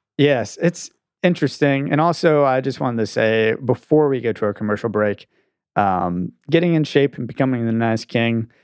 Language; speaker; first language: English; native; English